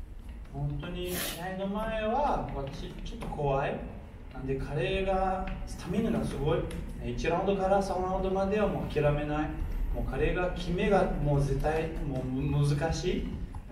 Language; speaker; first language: Japanese; non-native, learner; Portuguese